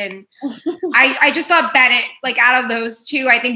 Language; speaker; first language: English; native; English